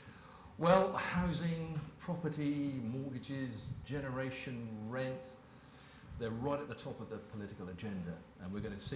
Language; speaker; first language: English; native; English